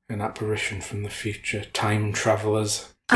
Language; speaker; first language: English; native; English